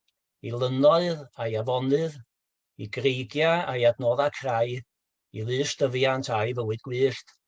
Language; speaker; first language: Welsh; native; Welsh